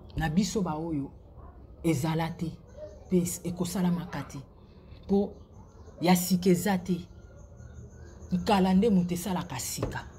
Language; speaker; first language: Lingala; non-native, local second language; Kongo